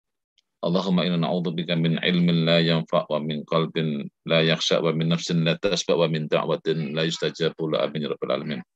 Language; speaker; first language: Arabic; non-native, fluent; Indonesian